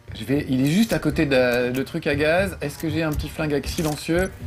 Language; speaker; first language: French; native; French